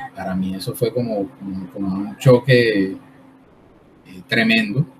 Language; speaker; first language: Spanish; native; Spanish